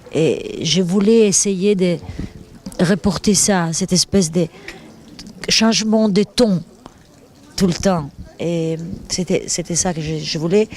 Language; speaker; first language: French; non-native, fluent; Italian